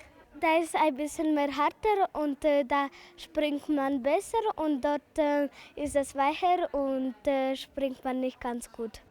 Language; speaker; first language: German; non-native, local second language; Romansh